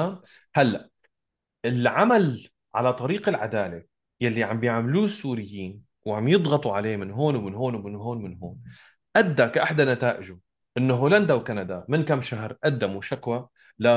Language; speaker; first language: Arabic; native; Arabic